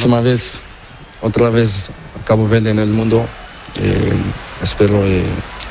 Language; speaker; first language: Spanish; non-native, learner; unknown